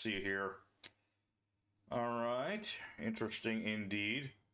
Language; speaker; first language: English; native; English